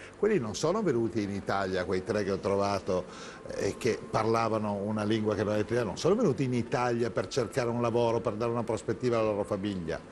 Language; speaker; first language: Italian; native; Italian